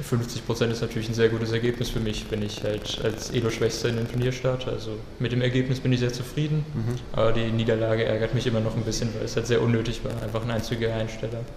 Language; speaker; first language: German; native; German